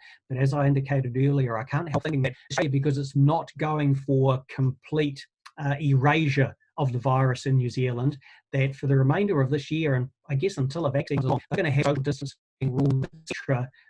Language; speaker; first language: English; native; English